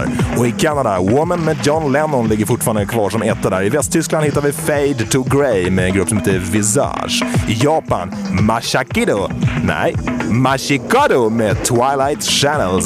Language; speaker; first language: Swedish; native; Swedish